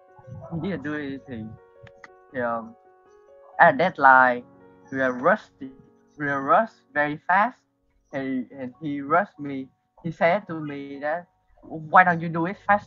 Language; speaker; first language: English; non-native, learner; Vietnamese